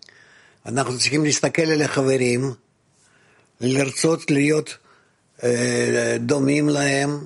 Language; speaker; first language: Hebrew; non-native, fluent; Russian